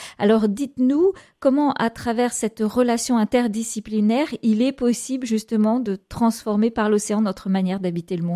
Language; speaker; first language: French; native; French